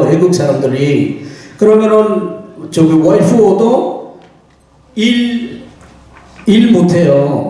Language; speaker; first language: Korean; non-native, fluent; Bangla